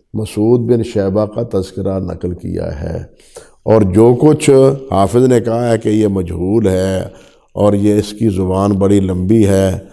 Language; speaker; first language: Urdu; non-native, local second language; Punjabi